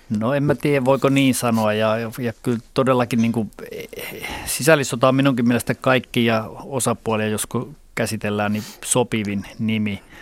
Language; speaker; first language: Finnish; native; Finnish